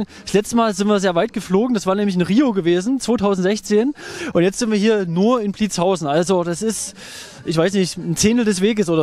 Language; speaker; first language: German; native; German